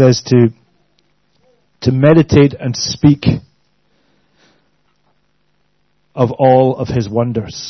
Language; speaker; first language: English; native; English